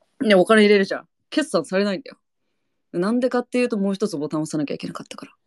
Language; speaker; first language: Japanese; non-native, fluent; English